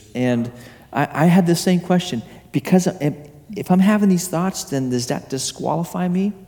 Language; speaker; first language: English; native; English